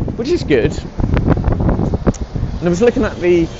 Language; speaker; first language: English; native; English